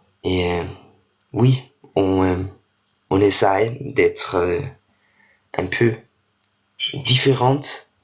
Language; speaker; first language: French; non-native, learner; Danish